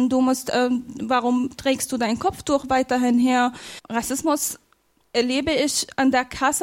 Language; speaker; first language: German; non-native, fluent; Arabic